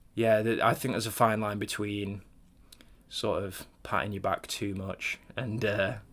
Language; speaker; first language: English; native; English